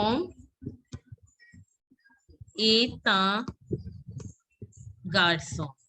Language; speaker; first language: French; non-native, fluent; Hindi